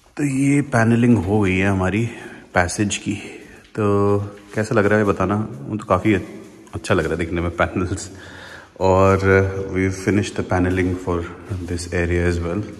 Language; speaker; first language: Hindi; native; Hindi